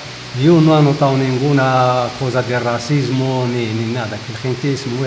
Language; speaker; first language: Spanish; non-native, fluent; Arabic